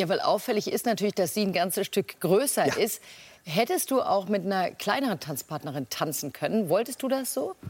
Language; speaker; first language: German; native; German